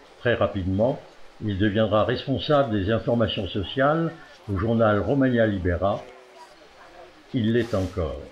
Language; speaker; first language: French; native; French